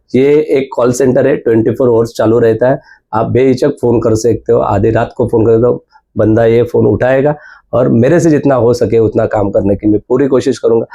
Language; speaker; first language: Hindi; non-native, local second language; Marathi